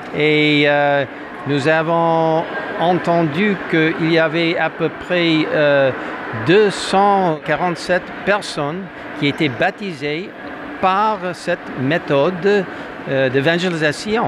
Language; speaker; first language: French; non-native, fluent; English